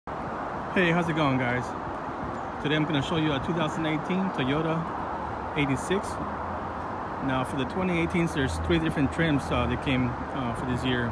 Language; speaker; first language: English; native; English